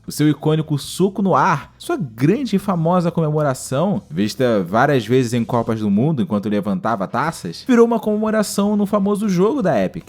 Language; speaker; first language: Portuguese; native; Portuguese